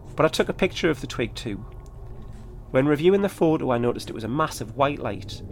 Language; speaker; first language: English; native; English